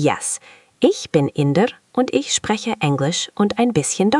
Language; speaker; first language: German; non-native, fluent; English